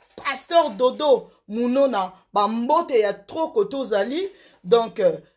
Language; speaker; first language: French; non-native, local second language; Lingala